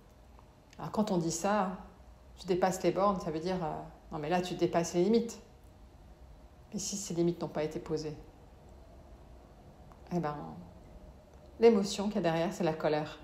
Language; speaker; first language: French; native; French